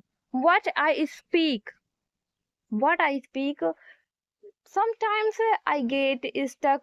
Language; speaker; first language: English; non-native, learner; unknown